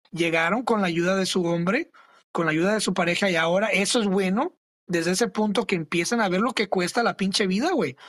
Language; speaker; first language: Spanish; early bilingual, other home language; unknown